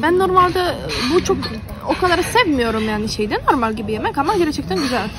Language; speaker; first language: Turkish; non-native, learner; Polish